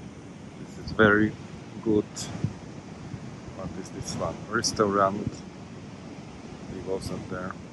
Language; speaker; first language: English; non-native, learner; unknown